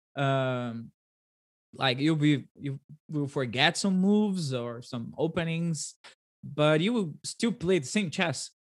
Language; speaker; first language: English; non-native, fluent; Portuguese